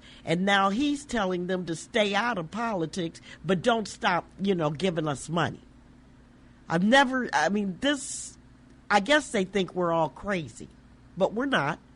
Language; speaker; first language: English; native; English